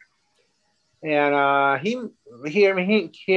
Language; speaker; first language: English; non-native, fluent; Swedish